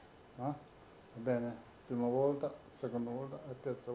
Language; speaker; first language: Italian; non-native, learner; Tibetan